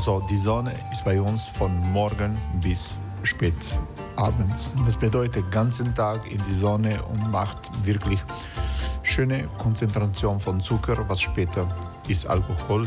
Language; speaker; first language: German; non-native, fluent; Croatian